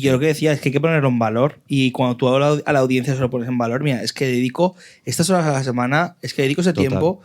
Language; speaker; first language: Spanish; native; Spanish